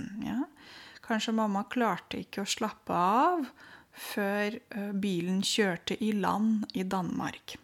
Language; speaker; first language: Norwegian; non-native, fluent; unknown